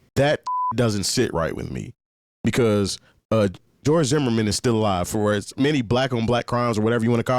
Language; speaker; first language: English; native; English